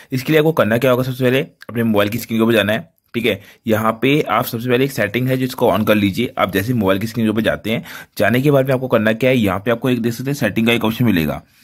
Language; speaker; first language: Hindi; native; Hindi